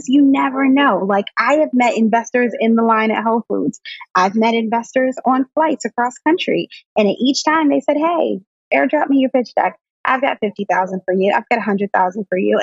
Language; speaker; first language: English; native; English